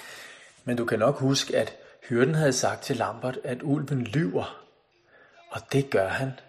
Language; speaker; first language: Danish; native; Danish